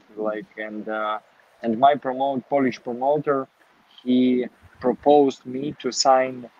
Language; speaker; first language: English; non-native, learner; Ukrainian